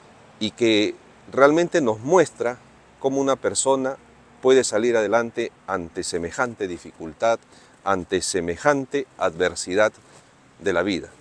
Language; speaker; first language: Spanish; native; Spanish